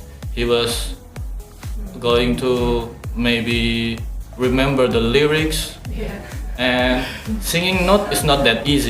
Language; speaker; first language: English; non-native, learner; Indonesian